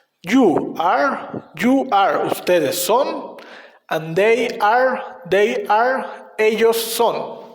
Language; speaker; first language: English; non-native, learner; Spanish